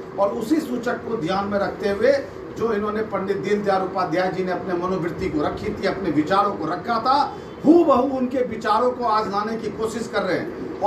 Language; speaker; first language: Hindi; native; Hindi